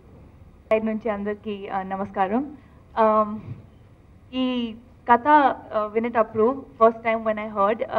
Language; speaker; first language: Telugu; non-native, learner; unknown